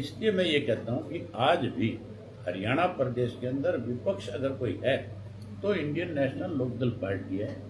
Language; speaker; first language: Hindi; native; Hindi